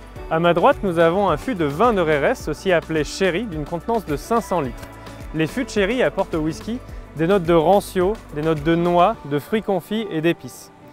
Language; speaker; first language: French; native; French